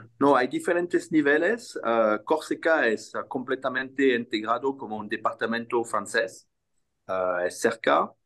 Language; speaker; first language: Spanish; non-native, fluent; French